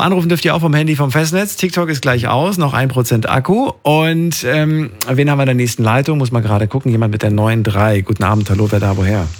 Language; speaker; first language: German; native; German